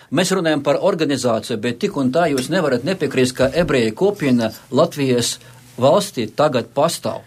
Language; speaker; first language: Latvian; non-native, local second language; Russian